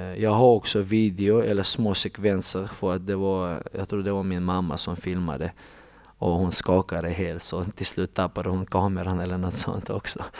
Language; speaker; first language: Swedish; non-native, fluent; Russian